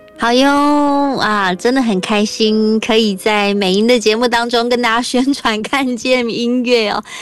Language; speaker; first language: Chinese; non-native, local second language; Hakka Chinese